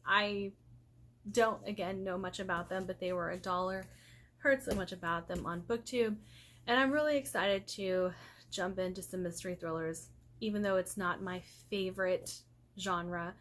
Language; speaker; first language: English; native; English